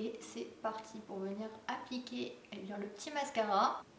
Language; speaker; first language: French; native; French